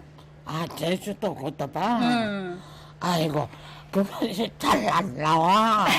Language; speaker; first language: Korean; non-native, local second language; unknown